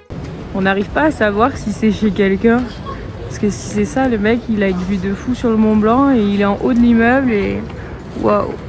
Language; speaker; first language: French; native; French